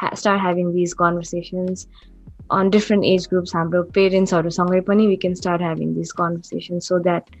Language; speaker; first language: English; non-native, local second language; Nepali